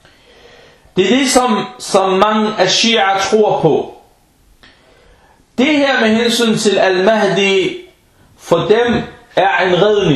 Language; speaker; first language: Danish; early bilingual, other home language; Arabic